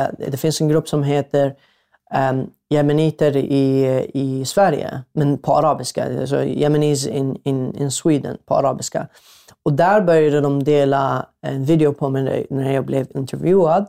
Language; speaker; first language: Swedish; non-native, fluent; Arabic